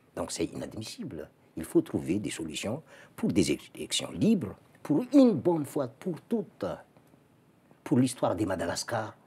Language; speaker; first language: French; non-native, local second language; Malagasy